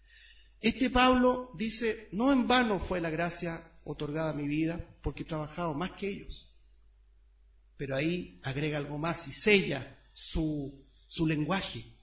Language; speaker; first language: Spanish; native; Spanish